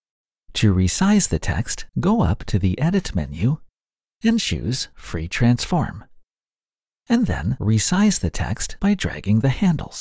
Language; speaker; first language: English; native; English